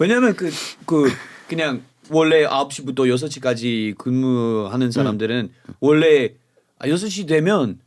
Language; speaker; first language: Korean; non-native, fluent; English